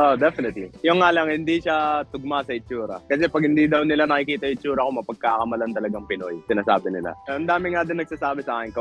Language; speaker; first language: Filipino; non-native, fluent; Arabic